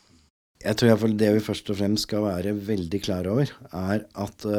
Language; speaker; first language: Norwegian; native; Norwegian